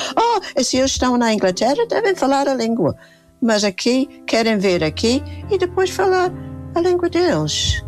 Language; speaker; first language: Portuguese; non-native, fluent; English